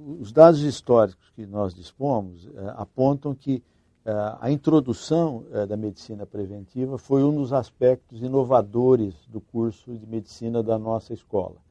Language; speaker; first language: Portuguese; native; Portuguese